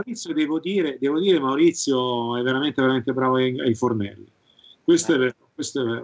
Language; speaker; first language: Italian; native; Italian